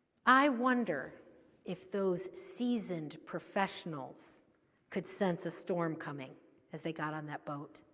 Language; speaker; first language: English; native; English